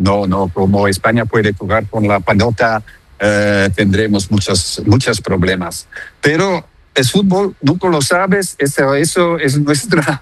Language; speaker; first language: Spanish; non-native, fluent; Dutch